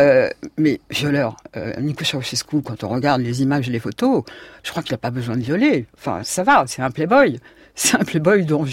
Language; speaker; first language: French; native; French